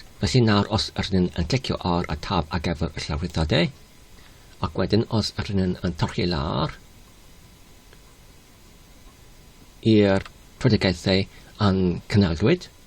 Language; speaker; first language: Welsh; non-native, learner; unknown